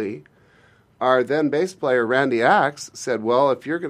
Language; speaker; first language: English; native; English